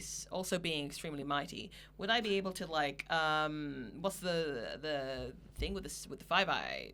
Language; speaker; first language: English; native; English